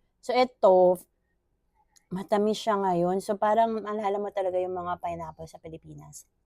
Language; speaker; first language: Filipino; native; Filipino